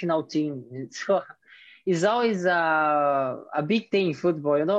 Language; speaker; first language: English; non-native, fluent; Portuguese